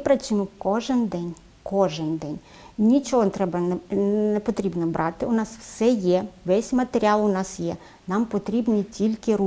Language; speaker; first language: Ukrainian; native; Ukrainian